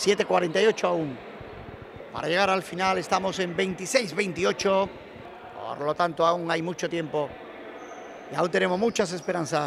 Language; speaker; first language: Spanish; native; Spanish